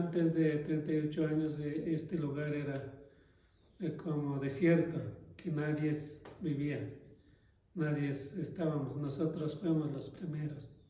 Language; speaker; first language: Spanish; non-native, local second language; Quechua